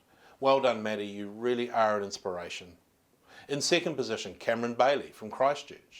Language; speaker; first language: English; native; English